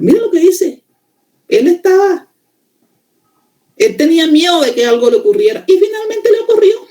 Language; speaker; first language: Spanish; native; Spanish